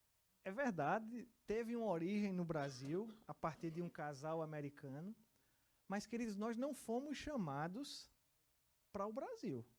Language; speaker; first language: Portuguese; native; Portuguese